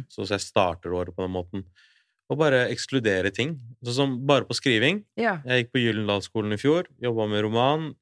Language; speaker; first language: Norwegian; early bilingual, other home language; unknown